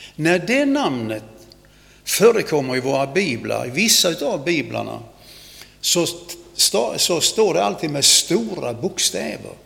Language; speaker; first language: Swedish; native; Swedish